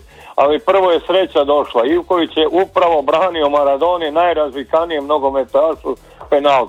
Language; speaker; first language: Serbian; native; Serbian